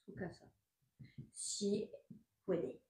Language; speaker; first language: Spanish; non-native, learner; French